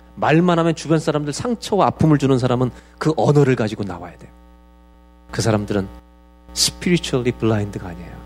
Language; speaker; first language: Korean; native; Korean